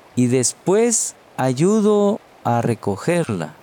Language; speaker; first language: Spanish; native; Spanish